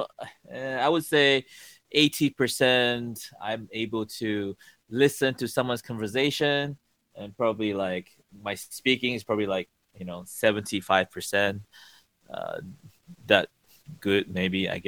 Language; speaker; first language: English; native; English